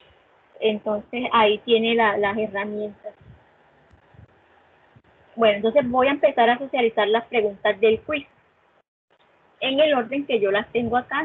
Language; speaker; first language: Spanish; native; Spanish